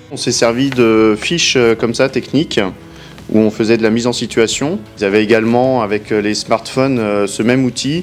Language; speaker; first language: French; native; French